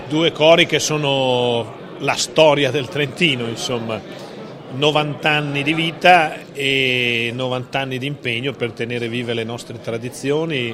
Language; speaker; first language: Italian; native; Italian